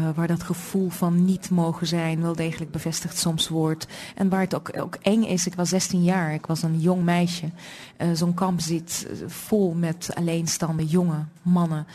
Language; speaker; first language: Dutch; non-native, fluent; Russian